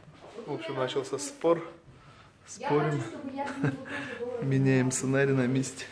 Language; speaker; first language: Russian; non-native, local second language; Tatar